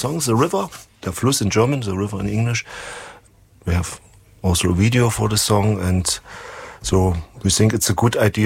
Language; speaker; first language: English; non-native, fluent; German